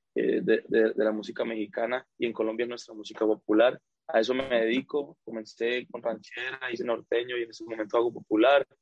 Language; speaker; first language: Spanish; native; Spanish